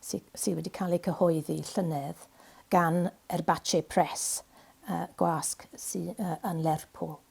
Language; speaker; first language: Welsh; non-native, fluent; English